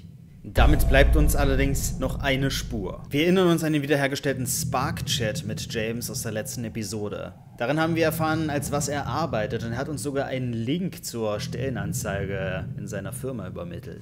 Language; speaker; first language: German; native; German